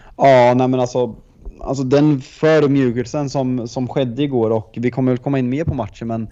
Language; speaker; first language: Swedish; native; Swedish